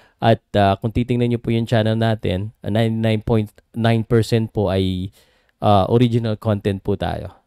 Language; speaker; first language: Filipino; native; Filipino